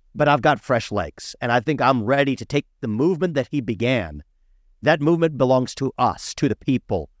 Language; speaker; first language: English; early bilingual, other home language; Hindi